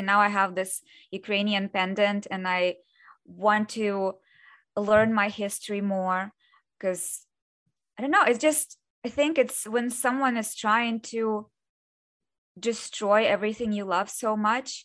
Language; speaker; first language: English; non-native, fluent; Russian